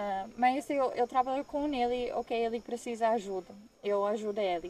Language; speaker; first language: Portuguese; non-native, learner; English